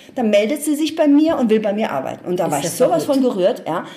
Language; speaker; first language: German; native; German